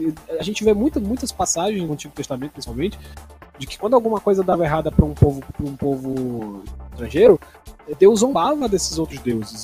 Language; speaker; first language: Portuguese; native; Portuguese